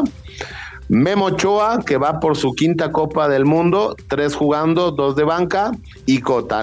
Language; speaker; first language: Spanish; native; Spanish